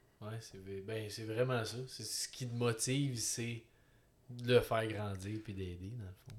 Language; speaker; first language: French; native; French